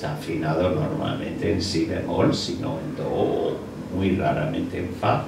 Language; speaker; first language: Spanish; non-native, fluent; English